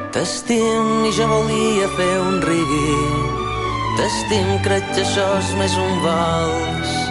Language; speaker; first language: Estonian; non-native, learner; Catalan